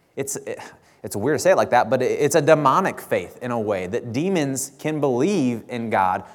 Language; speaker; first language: English; native; English